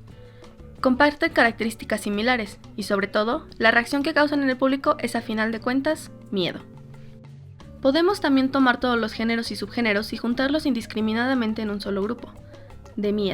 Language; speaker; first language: Spanish; native; Spanish